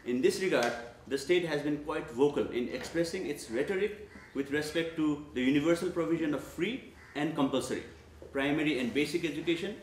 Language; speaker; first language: English; non-native, local second language; Nepali